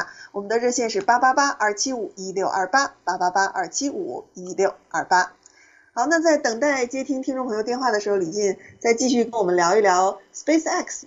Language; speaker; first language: Chinese; native; Chinese